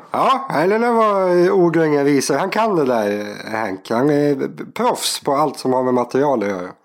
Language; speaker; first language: Swedish; native; Swedish